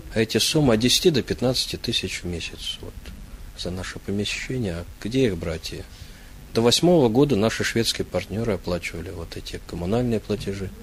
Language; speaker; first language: Russian; native; Russian